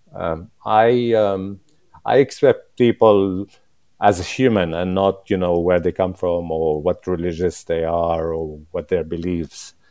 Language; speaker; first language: English; non-native, fluent; Arabic